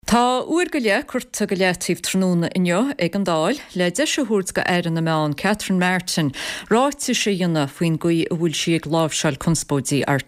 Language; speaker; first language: Irish; native; Irish